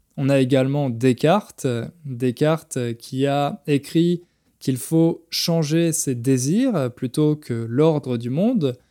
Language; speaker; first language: French; native; French